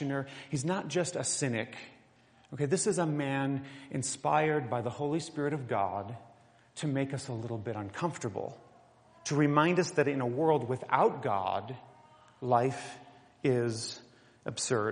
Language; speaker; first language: English; native; English